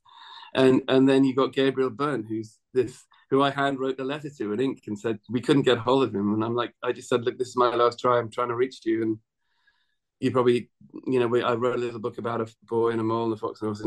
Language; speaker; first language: English; native; English